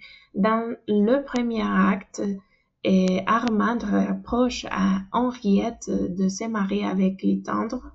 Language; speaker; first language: French; non-native, fluent; Spanish